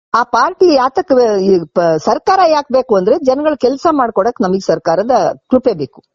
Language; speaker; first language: Kannada; non-native, local second language; Lambadi